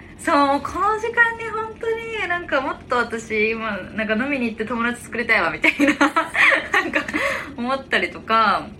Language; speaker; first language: Japanese; native; Japanese